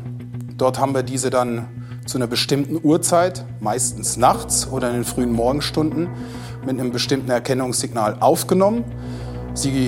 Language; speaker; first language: German; native; German